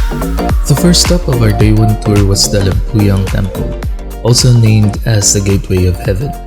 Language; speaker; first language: English; non-native, local second language; Filipino